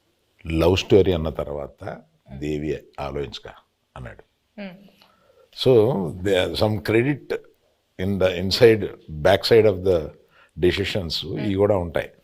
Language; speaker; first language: Telugu; native; Telugu